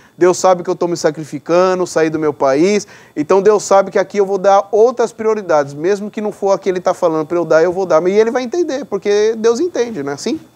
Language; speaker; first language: Portuguese; native; Portuguese